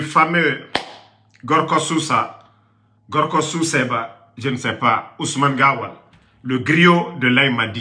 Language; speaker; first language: French; non-native, local second language; Susu